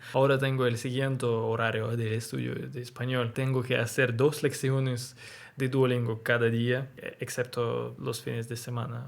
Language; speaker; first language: Spanish; non-native, learner; Russian